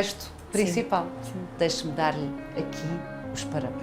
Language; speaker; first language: Portuguese; native; Portuguese